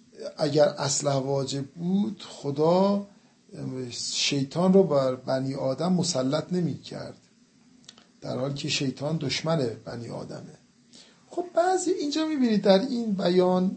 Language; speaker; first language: Persian; native; Persian